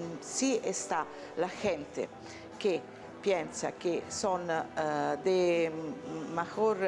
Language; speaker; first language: Spanish; non-native, learner; Italian